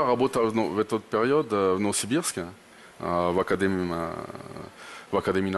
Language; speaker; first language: Russian; non-native, learner; French